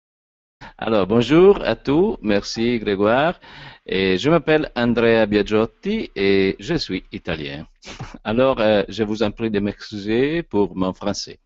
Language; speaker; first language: French; non-native, learner; Italian